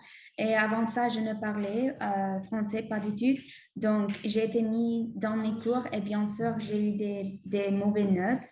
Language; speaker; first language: French; non-native, learner; English